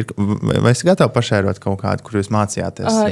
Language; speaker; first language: Latvian; native; Latvian